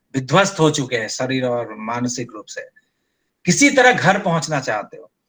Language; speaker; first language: Hindi; non-native, local second language; Bangla